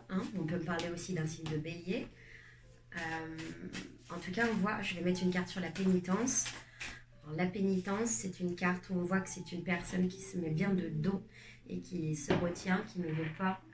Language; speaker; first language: French; native; French